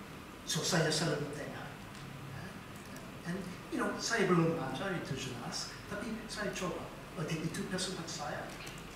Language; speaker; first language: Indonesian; non-native, learner; English